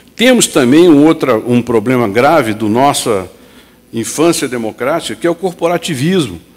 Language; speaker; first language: Portuguese; native; Portuguese